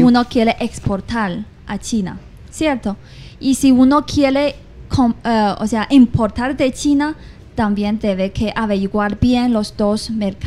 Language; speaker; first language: Spanish; non-native, fluent; Chinese